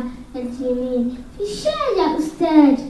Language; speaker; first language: Arabic; non-native, learner; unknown